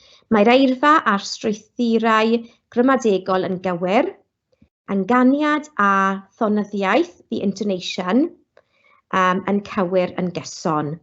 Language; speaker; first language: Welsh; non-native, local second language; English